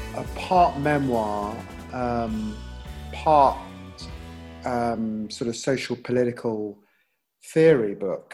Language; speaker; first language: English; native; English